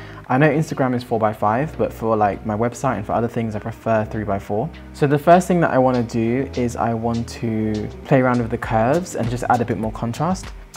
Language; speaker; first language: English; native; English